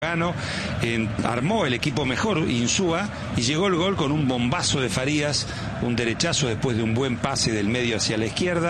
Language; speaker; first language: Spanish; native; Spanish